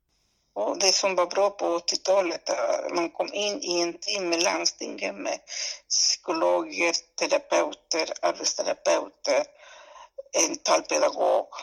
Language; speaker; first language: Swedish; non-native, fluent; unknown